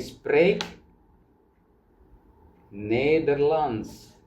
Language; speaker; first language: Dutch; non-native, learner; Indonesian